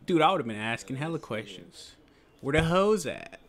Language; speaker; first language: English; native; English